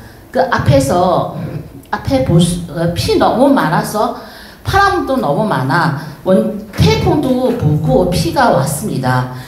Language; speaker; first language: Korean; non-native, learner; Chinese